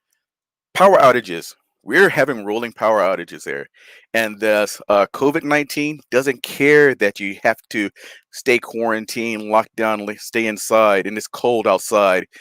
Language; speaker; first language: English; native; English